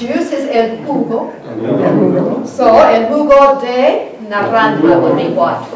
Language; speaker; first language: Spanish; non-native, fluent; English